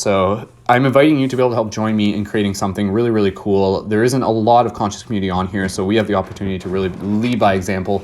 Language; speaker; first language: English; native; English